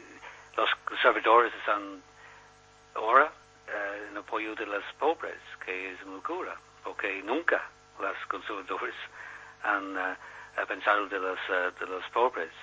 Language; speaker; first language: Spanish; non-native, learner; English